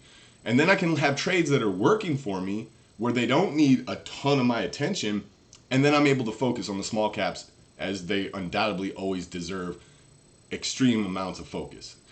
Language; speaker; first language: English; native; English